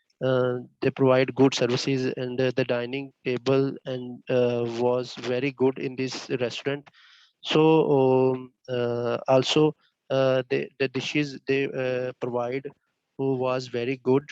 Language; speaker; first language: English; non-native, learner; Bangla